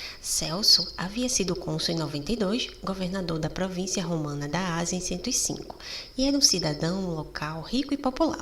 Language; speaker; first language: Portuguese; native; Portuguese